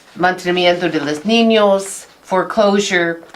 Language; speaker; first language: Spanish; non-native, learner; English